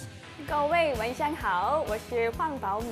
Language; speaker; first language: Chinese; non-native, learner; Korean